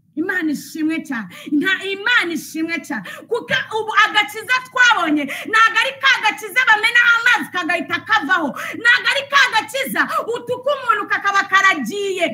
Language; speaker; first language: Kinyarwanda; early bilingual, heritage; Kinyarwanda